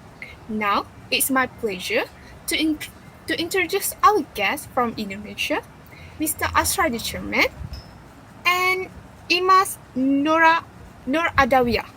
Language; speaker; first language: English; non-native, local second language; Malay